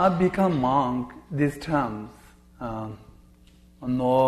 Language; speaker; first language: English; non-native, learner; Chinese